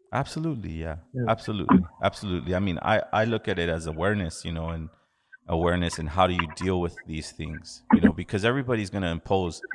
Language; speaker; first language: English; early bilingual, other home language; Spanish